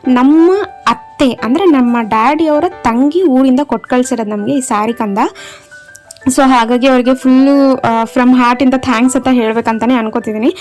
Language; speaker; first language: Kannada; non-native, local second language; Telugu